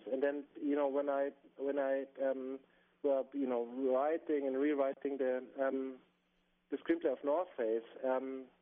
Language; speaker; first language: English; non-native, fluent; German